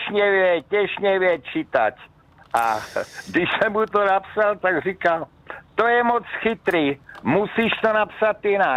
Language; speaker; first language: Czech; native; Czech